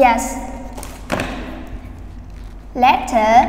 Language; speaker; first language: English; non-native, fluent; Vietnamese